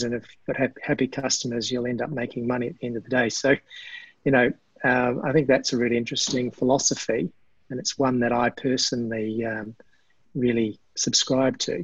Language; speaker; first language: English; native; English